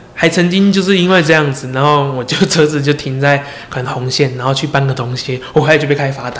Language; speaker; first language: Chinese; native; Chinese